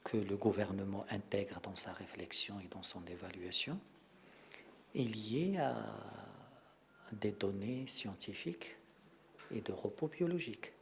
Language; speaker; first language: French; non-native, local second language; Arabic